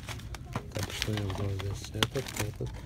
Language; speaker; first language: Russian; non-native, fluent; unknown